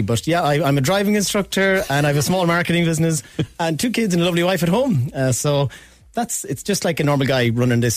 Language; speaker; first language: English; native; English